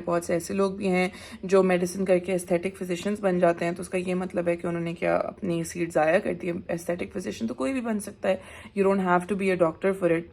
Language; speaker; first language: Urdu; native; Urdu